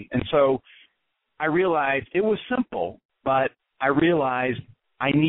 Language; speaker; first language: English; native; English